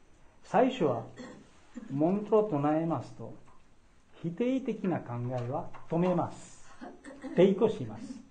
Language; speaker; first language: Japanese; non-native, fluent; Bangla